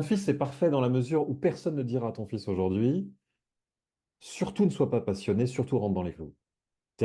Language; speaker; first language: French; native; French